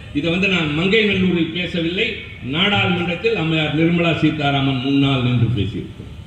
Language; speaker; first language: Tamil; native; Tamil